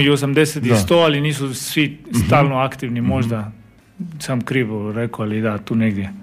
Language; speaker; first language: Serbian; non-native, learner; Spanish